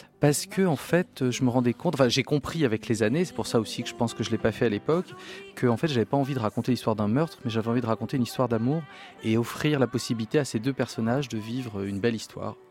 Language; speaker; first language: French; native; French